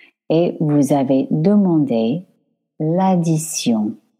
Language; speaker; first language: French; non-native, fluent; English